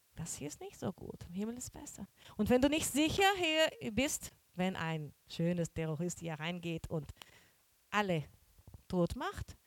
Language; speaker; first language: German; non-native, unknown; Portuguese